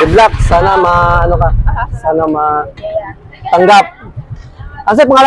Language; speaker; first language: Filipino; non-native, local second language; Cebuano